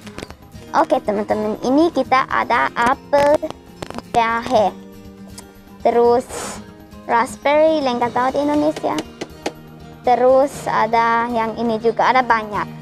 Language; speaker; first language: Indonesian; early bilingual, heritage; German